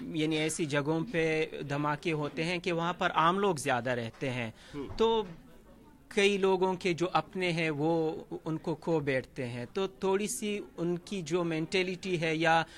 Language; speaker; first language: Urdu; non-native, fluent; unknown